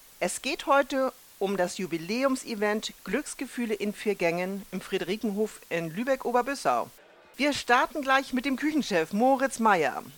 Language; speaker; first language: German; native; German